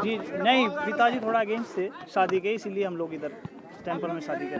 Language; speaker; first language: Hindi; non-native, local second language; Malayalam